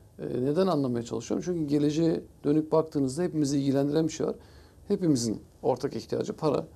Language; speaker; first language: Turkish; early bilingual, heritage; Turkish